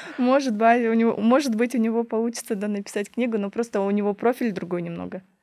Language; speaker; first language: Russian; native; Russian